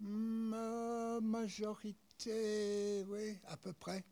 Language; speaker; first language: French; non-native, fluent; English